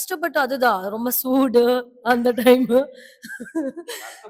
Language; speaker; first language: Tamil; non-native, learner; Malayalam